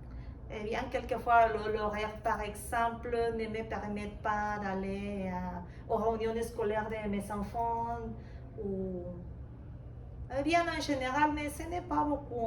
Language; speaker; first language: French; non-native, fluent; Spanish